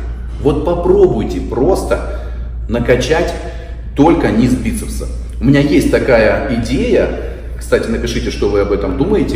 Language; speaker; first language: Russian; native; Russian